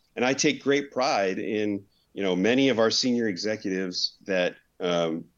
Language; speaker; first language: English; native; English